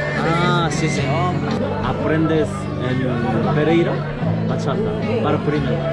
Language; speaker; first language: Spanish; non-native, learner; Korean